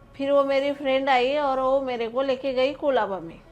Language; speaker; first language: Hindi; non-native, local second language; Marathi